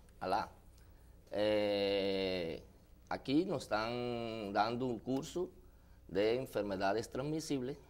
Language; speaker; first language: Portuguese; non-native, learner; Spanish